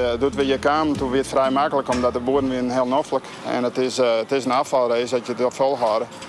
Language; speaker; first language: Dutch; non-native, local second language; Western Frisian